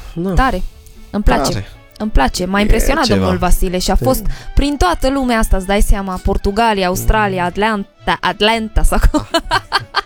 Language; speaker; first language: Romanian; native; Romanian